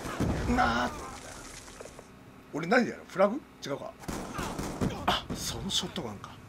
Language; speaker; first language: Japanese; native; Japanese